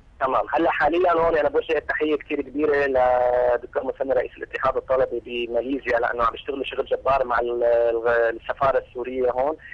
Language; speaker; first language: Arabic; native; Arabic